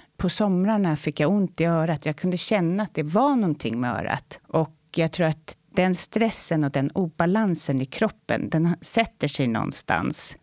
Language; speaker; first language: Swedish; native; Swedish